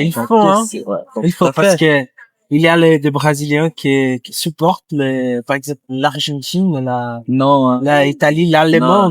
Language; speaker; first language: French; non-native, learner; Portuguese